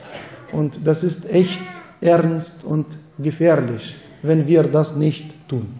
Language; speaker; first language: German; non-native, fluent; Arabic